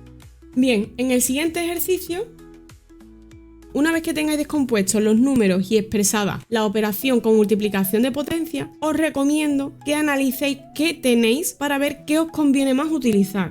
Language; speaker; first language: Spanish; native; Spanish